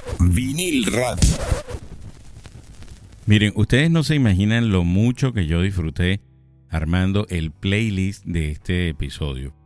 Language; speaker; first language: Spanish; native; Spanish